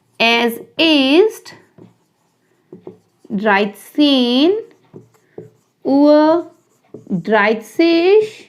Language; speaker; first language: German; non-native, fluent; Hindi